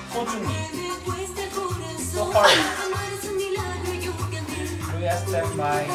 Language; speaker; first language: English; non-native, learner; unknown